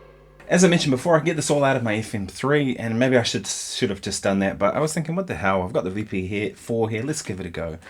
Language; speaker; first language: English; native; English